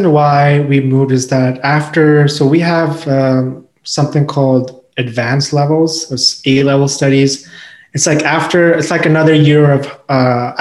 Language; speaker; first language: English; non-native, local second language; Urdu